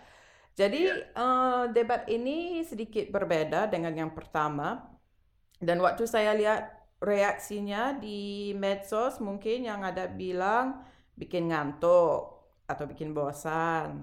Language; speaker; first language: Indonesian; non-native, fluent; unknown